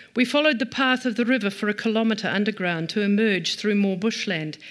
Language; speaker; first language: English; native; English